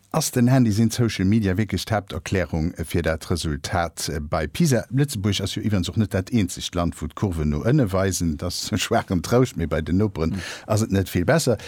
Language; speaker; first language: Luxembourgish; native; Luxembourgish